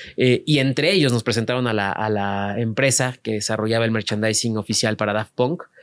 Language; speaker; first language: Spanish; native; Spanish